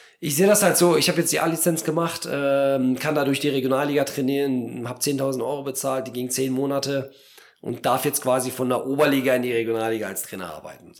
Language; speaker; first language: German; early bilingual, other home language; Polish